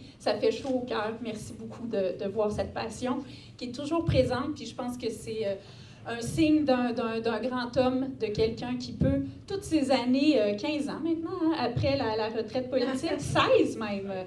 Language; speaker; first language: French; native; French